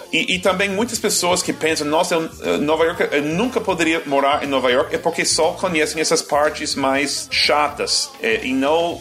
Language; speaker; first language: Portuguese; non-native, fluent; English